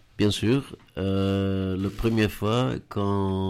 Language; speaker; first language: French; non-native, learner; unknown